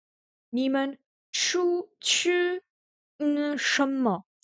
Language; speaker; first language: Chinese; non-native, learner; French